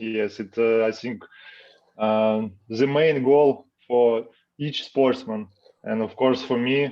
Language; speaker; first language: English; non-native, learner; Russian